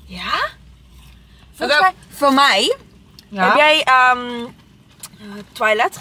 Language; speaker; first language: Dutch; non-native, learner; Italian